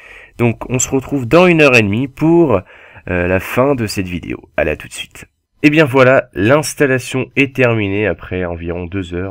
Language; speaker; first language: French; native; French